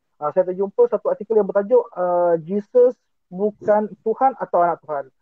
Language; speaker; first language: Malay; non-native, local second language; Iban